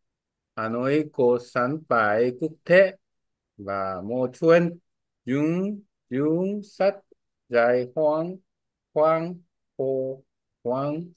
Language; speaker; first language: Vietnamese; non-native, learner; Korean